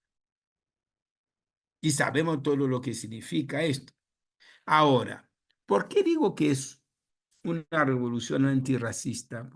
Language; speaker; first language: Spanish; non-native, fluent; Haitian Creole